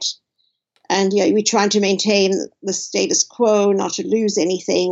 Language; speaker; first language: English; native; English